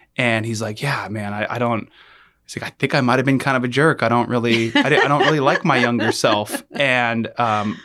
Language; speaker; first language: English; native; English